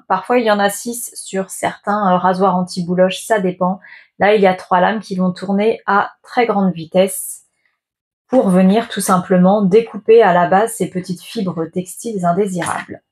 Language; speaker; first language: French; native; French